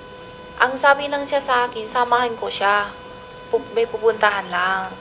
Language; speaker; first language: Filipino; non-native, learner; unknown